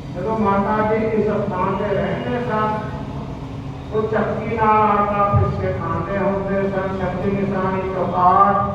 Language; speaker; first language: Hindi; non-native, local second language; Punjabi